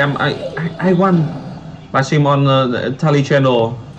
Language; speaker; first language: English; non-native, learner; Vietnamese